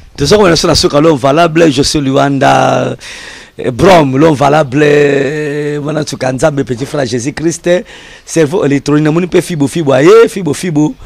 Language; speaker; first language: Lingala; native; Lingala